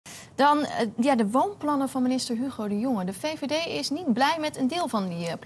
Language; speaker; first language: Dutch; native; Dutch